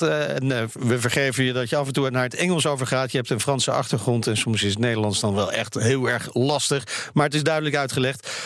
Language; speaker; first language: Dutch; native; Dutch